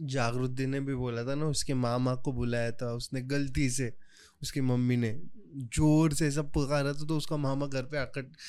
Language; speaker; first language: Hindi; non-native, local second language; Marathi